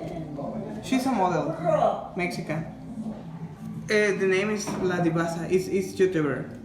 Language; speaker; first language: English; non-native, learner; Spanish